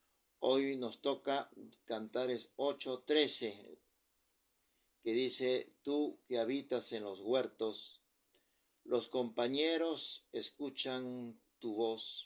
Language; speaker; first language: Spanish; native; Spanish